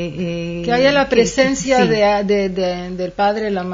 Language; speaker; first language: Spanish; native; Spanish